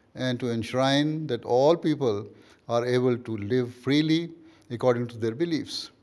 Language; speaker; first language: English; non-native, local second language; Urdu